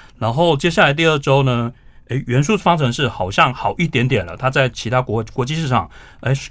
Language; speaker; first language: Chinese; native; Chinese